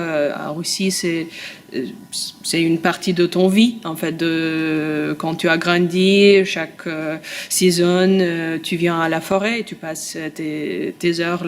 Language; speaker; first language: French; non-native, fluent; Russian